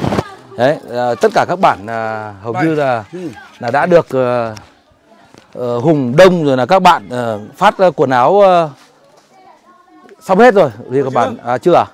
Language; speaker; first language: Vietnamese; native; Vietnamese